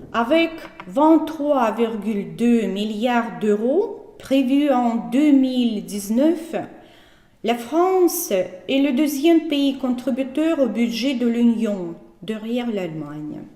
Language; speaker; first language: French; non-native, fluent; Russian